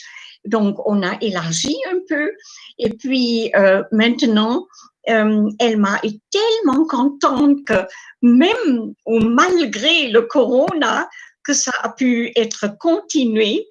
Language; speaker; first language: French; non-native, fluent; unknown